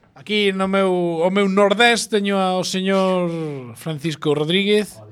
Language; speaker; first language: Galician; native; Galician